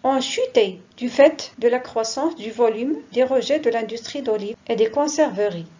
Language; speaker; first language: French; non-native, local second language; Arabic